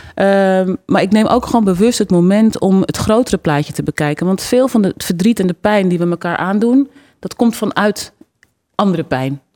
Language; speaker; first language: Dutch; native; Dutch